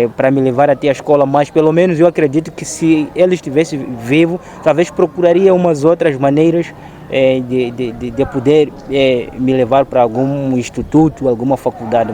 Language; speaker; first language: Portuguese; non-native, local second language; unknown